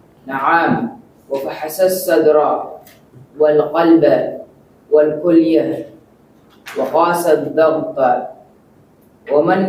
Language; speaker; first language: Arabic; non-native, learner; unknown